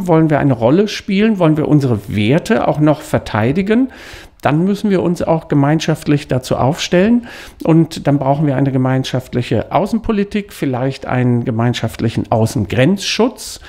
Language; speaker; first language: German; native; German